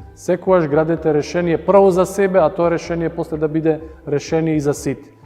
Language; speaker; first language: Macedonian; early bilingual, heritage; Macedonian